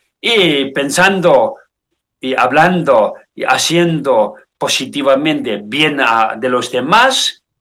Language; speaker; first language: Spanish; non-native, learner; Tibetan